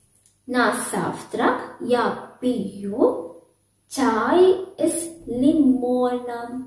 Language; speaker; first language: Russian; non-native, learner; Sinhala